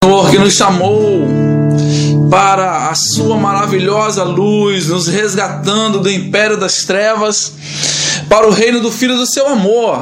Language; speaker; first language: Portuguese; native; Portuguese